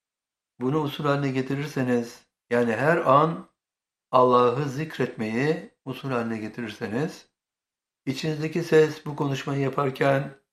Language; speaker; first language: Turkish; native; Turkish